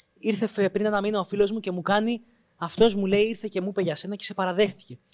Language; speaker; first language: Greek; native; Greek